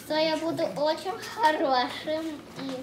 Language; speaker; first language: Russian; early bilingual, heritage; Russian